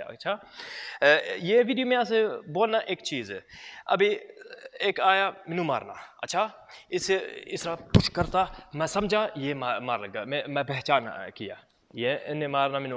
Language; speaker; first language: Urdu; non-native, learner; Arabic